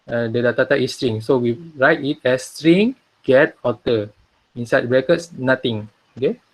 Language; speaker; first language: English; non-native, local second language; Malay